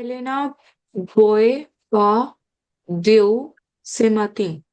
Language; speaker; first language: French; non-native, learner; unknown